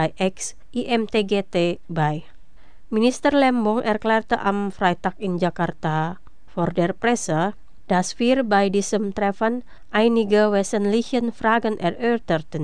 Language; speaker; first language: German; non-native, fluent; Indonesian